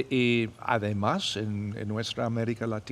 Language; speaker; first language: Spanish; non-native, fluent; English